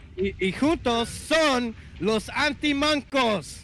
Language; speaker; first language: Spanish; non-native, learner; English